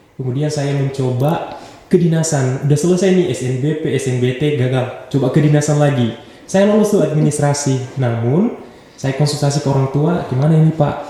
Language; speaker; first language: Indonesian; non-native, local second language; Nias